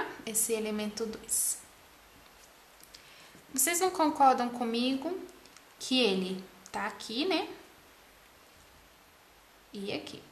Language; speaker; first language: Portuguese; native; Portuguese